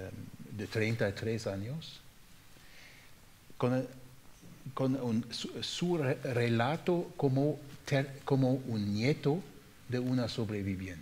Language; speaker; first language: Spanish; non-native, fluent; German